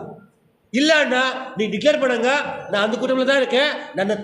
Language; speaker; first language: Tamil; non-native, learner; Kannada